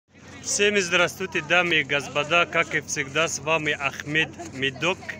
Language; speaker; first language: Russian; non-native, fluent; Arabic